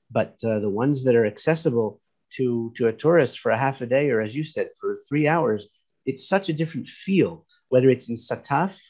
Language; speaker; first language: English; native; English